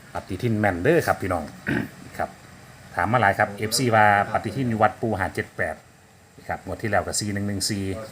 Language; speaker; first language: Thai; native; Thai